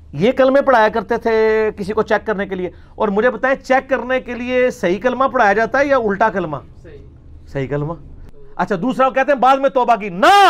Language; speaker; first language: Urdu; non-native, local second language; Punjabi